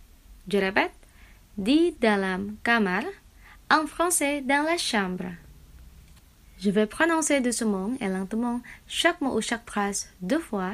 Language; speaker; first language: French; non-native, fluent; Indonesian